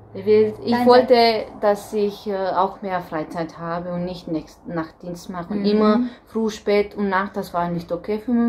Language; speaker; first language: German; non-native, fluent; Romanian